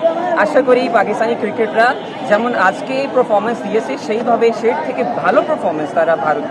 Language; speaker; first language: Bangla; non-native, learner; Urdu